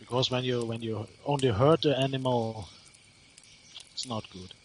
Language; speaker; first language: English; non-native, learner; German